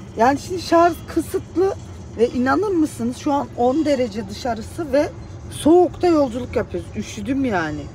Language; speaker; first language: Turkish; native; Turkish